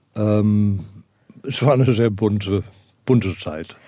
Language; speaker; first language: German; non-native, fluent; Afrikaans